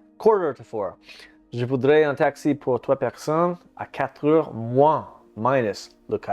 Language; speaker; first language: French; non-native, learner; English